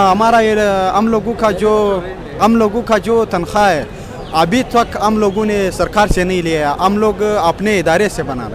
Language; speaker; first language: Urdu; non-native, local second language; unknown